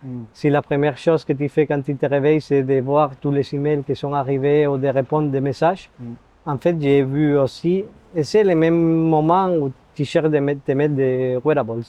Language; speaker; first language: French; non-native, fluent; Spanish